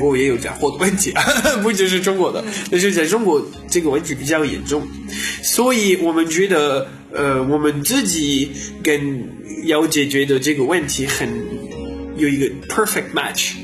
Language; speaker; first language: Chinese; non-native, learner; French